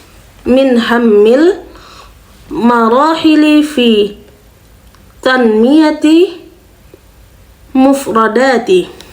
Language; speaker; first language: Arabic; non-native, learner; Indonesian